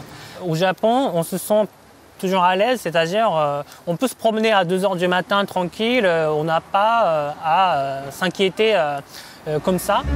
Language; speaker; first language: French; non-native, fluent; Japanese